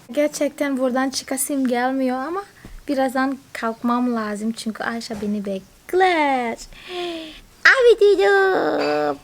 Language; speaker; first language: Turkish; non-native, fluent; Portuguese